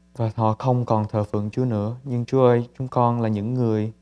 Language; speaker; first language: Vietnamese; early bilingual, heritage; Vietnamese